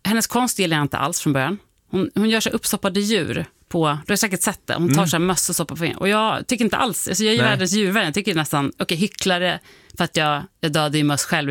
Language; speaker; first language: Swedish; native; Swedish